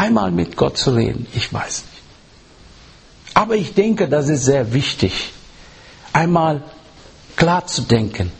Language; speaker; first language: German; non-native, learner; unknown